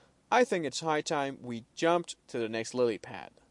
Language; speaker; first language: English; non-native, fluent; Persian